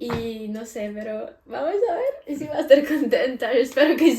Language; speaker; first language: Spanish; non-native, fluent; Ukrainian